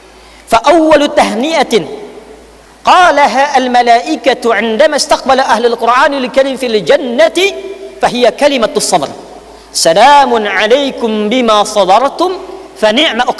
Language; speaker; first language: Arabic; non-native, fluent; Indonesian